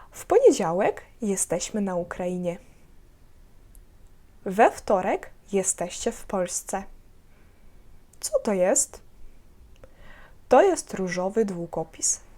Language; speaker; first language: Polish; non-native, fluent; Ukrainian